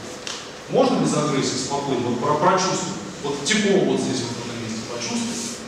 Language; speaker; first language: Russian; native; Russian